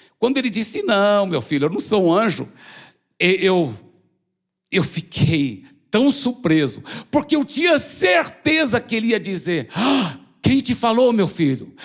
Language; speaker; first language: Portuguese; early bilingual, other home language; English